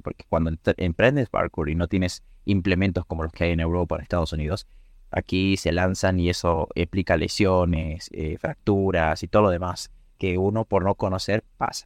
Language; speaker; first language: Spanish; native; Spanish